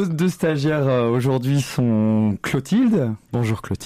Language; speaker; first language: French; native; French